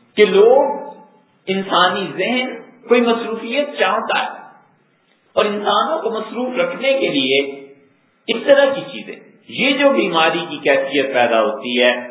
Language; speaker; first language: Urdu; native; Urdu